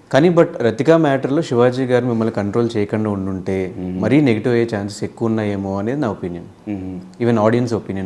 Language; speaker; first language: Telugu; native; Telugu